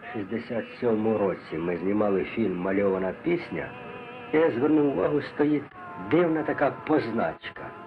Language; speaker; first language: Ukrainian; native; Ukrainian